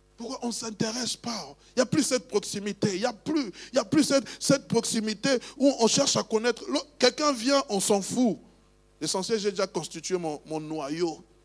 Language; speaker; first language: French; non-native, local second language; Luba-Lulua